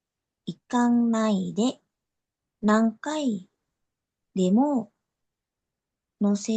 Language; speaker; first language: Japanese; non-native, learner; Indonesian